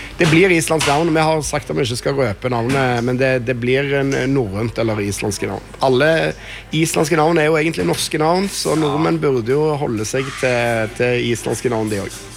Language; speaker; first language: Norwegian; native; Norwegian